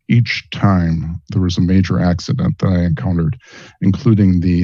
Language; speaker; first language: English; native; English